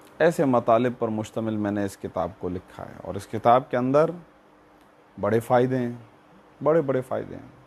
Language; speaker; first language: Urdu; non-native, local second language; Sindhi